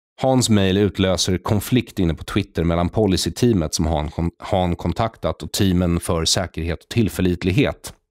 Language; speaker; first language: Swedish; native; Swedish